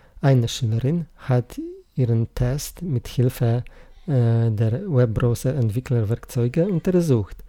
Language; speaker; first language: German; non-native, learner; Polish